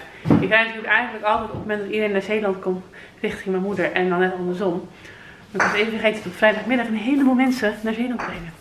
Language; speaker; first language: Dutch; native; Dutch